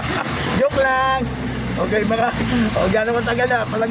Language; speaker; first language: Filipino; native; Filipino